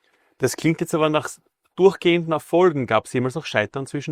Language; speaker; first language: German; native; German